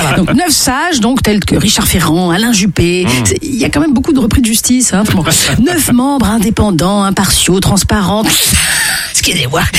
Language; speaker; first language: French; native; French